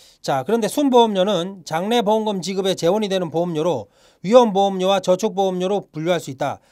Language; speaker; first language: Korean; native; Korean